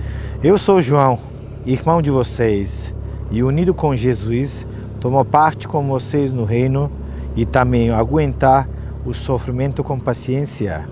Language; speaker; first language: Portuguese; non-native, fluent; Turkish